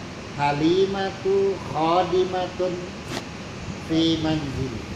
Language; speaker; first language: Arabic; non-native, learner; Indonesian